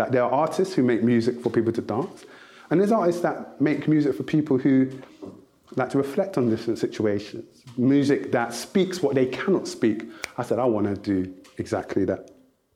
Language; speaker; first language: English; native; English